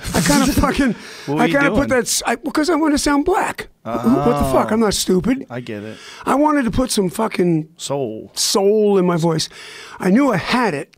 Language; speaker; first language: English; native; English